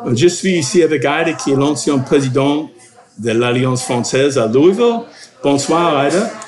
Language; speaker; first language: French; non-native, fluent; English